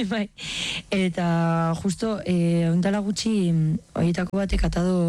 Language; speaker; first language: Basque; native; Basque